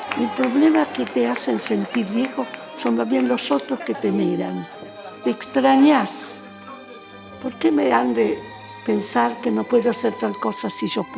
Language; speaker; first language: Spanish; native; Spanish